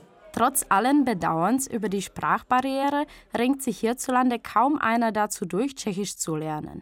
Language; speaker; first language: German; native; German